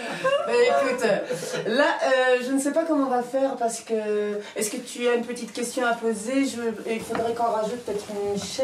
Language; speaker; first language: French; native; French